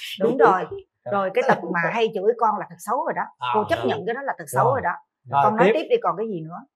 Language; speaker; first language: Vietnamese; native; Vietnamese